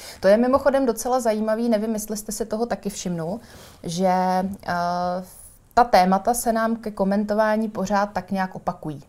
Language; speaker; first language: Czech; native; Czech